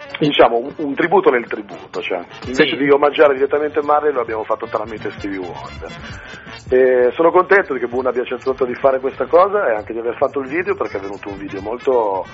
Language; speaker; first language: Italian; native; Italian